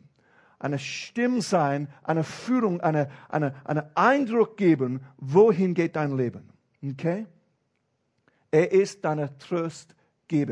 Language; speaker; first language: German; non-native, fluent; English